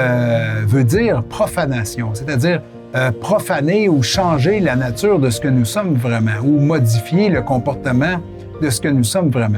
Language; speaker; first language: French; native; French